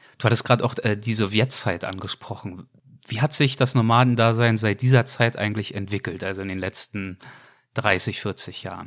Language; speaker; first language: German; native; German